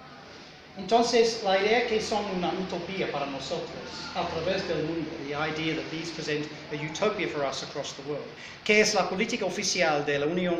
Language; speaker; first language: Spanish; non-native, fluent; English